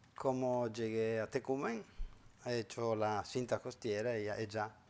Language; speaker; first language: Spanish; non-native, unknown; Italian